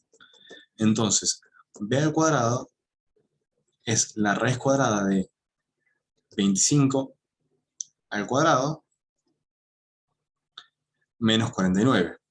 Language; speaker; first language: Spanish; native; Spanish